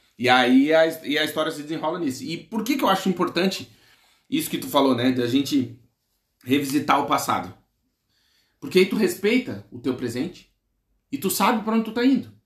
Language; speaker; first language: Portuguese; native; Portuguese